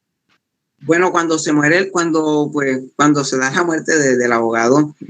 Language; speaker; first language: Spanish; native; Spanish